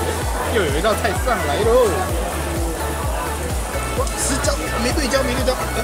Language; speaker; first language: Chinese; native; Chinese